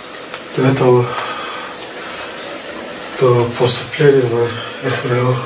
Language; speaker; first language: Russian; non-native, learner; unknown